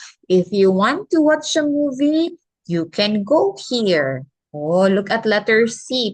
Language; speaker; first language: English; non-native, local second language; Filipino